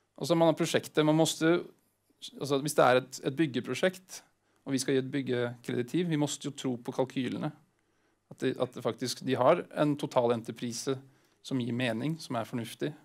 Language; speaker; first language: Swedish; non-native, fluent; Norwegian